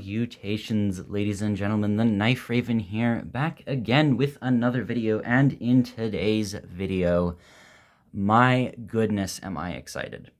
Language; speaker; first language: English; native; English